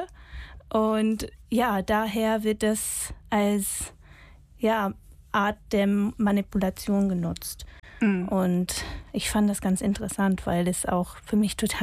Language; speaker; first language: German; non-native, fluent; English